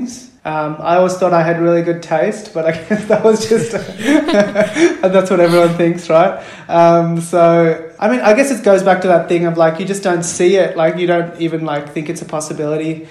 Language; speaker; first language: English; native; English